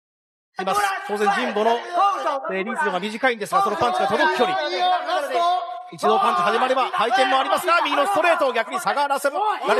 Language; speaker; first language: Japanese; native; Japanese